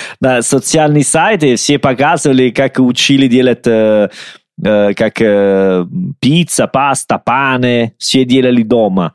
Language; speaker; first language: Russian; non-native, learner; Italian